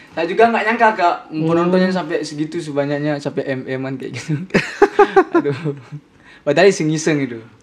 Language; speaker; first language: Indonesian; non-native, local second language; Balinese